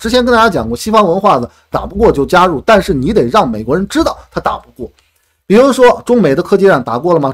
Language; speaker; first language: Chinese; native; Chinese